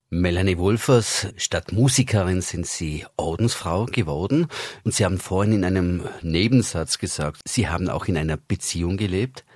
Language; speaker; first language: German; native; German